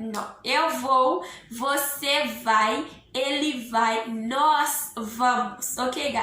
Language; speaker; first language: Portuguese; non-native, learner; Haitian Creole